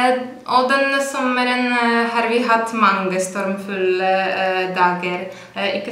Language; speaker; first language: Norwegian; non-native, fluent; Polish